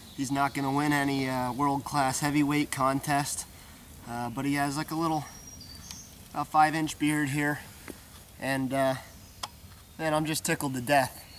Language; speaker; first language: English; native; English